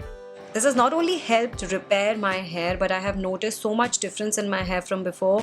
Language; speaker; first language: English; non-native, local second language; Hindi